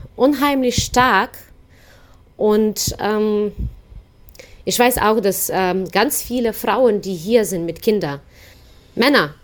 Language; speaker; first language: German; non-native, fluent; Ukrainian